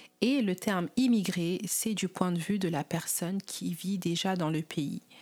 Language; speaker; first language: French; native; French